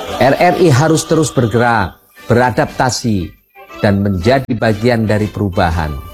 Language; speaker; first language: Indonesian; native; Indonesian